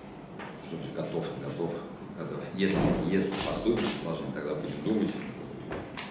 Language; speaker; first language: Russian; native; Russian